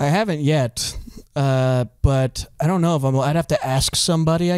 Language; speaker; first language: English; native; English